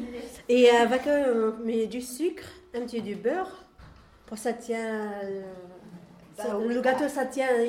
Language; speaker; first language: French; non-native, learner; Arabic